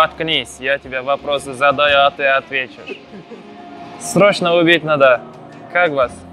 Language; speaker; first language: Russian; non-native, local second language; Kazakh